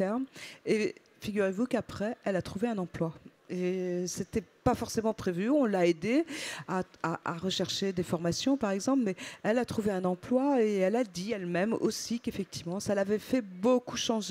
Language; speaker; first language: French; native; French